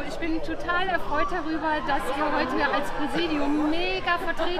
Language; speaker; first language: German; native; German